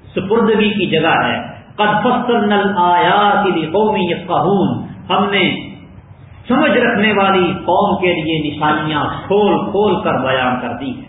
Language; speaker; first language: Urdu; non-native, local second language; Punjabi